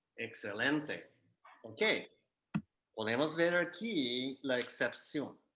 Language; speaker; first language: Spanish; non-native, fluent; English